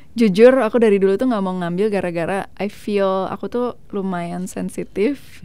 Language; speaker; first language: Indonesian; non-native, fluent; English